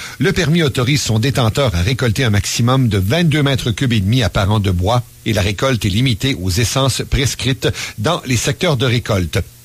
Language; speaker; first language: French; native; French